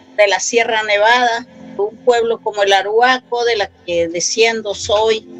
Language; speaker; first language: Spanish; non-native, local second language; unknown